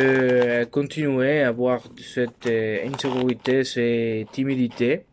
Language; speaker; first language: French; non-native, learner; Spanish